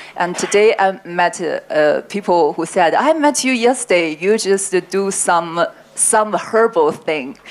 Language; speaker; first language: English; non-native, learner; Chinese